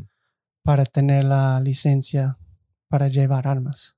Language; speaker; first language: Spanish; non-native, fluent; English